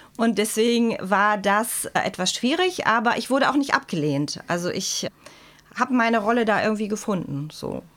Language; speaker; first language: German; early bilingual, other home language; Czech